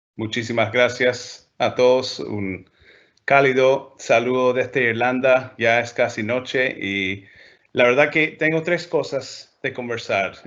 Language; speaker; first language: Spanish; non-native, fluent; English